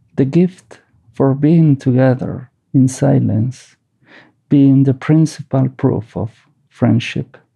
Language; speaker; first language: English; non-native, fluent; Basque